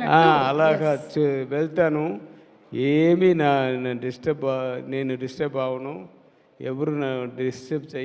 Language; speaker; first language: Telugu; non-native, learner; Tamil